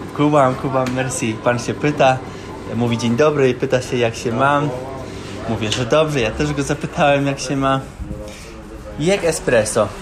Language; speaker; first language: Polish; native; Polish